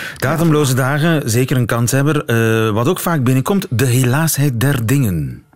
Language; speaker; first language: Dutch; native; Dutch